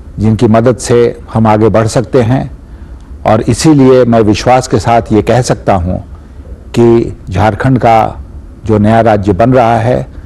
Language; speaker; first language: Hindi; native; Hindi